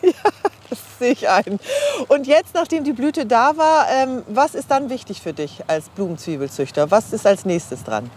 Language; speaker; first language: German; native; German